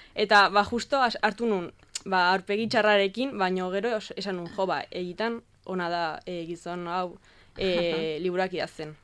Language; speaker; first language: Basque; non-native, local second language; Spanish